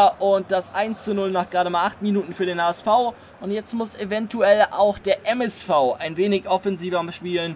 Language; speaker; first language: German; native; German